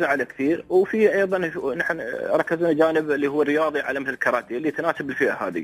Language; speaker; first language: Arabic; native; Arabic